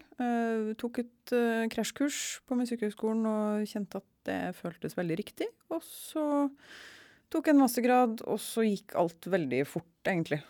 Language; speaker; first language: Norwegian; native; Norwegian